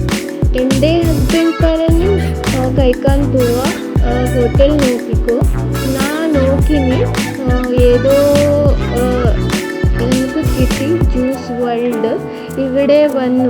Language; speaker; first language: Malayalam; non-native, learner; Kannada